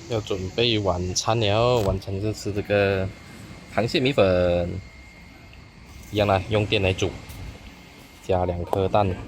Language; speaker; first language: Chinese; native; Chinese